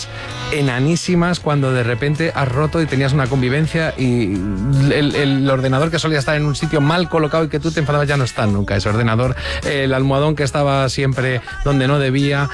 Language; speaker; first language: Spanish; native; Spanish